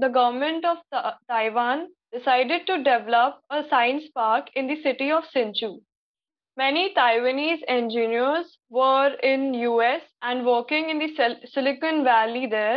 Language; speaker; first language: English; non-native, local second language; Hindi